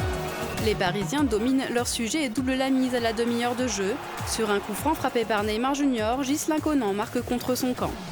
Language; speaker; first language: French; native; French